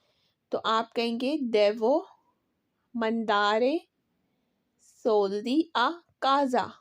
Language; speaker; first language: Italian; non-native, fluent; Urdu